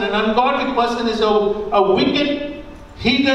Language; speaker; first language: English; non-native, local second language; Tamil